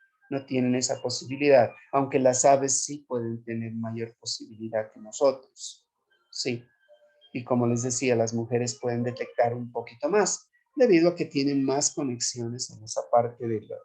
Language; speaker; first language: Spanish; native; Spanish